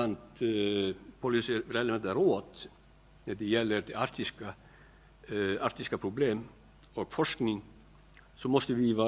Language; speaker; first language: Swedish; non-native, fluent; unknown